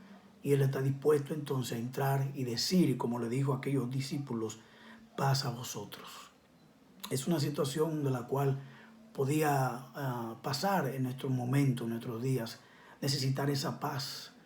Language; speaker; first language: Spanish; native; Spanish